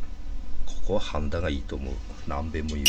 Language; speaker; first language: Japanese; native; Japanese